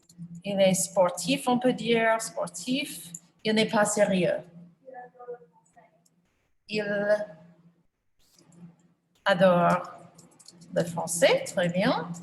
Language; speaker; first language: French; non-native, fluent; English